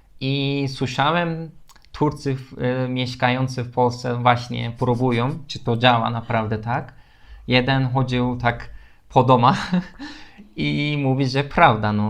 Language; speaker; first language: Polish; non-native, learner; Turkish